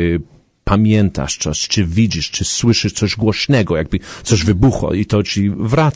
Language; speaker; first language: Polish; early bilingual, heritage; Polish